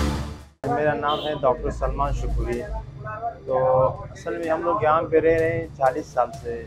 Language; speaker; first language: Hindi; non-native, local second language; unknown